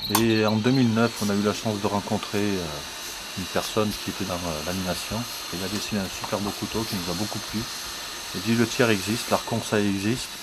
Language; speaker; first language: French; early bilingual, other home language; Turkish